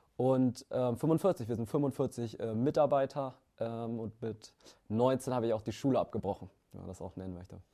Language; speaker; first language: German; early bilingual, other home language; Vietnamese